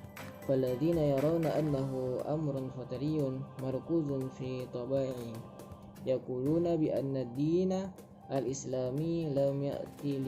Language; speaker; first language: Arabic; non-native, learner; Indonesian